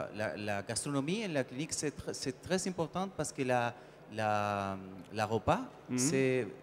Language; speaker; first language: French; non-native, learner; Spanish